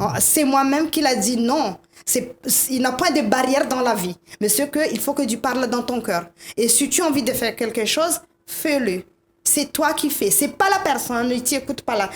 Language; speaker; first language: French; non-native, local second language; Malagasy